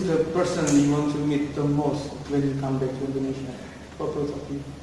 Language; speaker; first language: English; non-native, learner; Indonesian